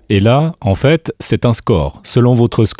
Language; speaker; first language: French; native; French